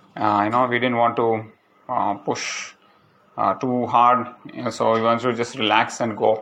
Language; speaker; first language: English; non-native, local second language; Malayalam